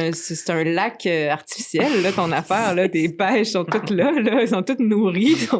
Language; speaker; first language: French; native; French